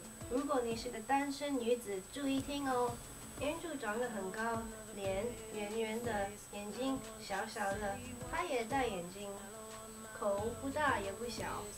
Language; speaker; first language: Chinese; early bilingual, heritage; Chinese